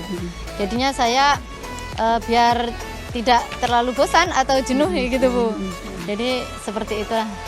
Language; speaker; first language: Indonesian; native; Indonesian